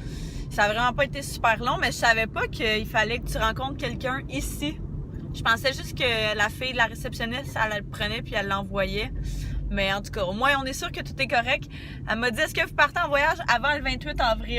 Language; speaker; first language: French; native; French